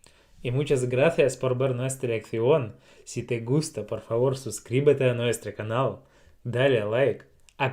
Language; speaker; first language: Spanish; non-native, fluent; Russian